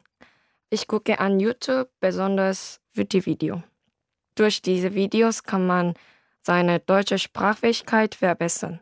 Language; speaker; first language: German; non-native, learner; Korean